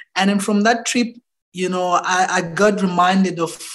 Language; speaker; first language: English; non-native, local second language; Xhosa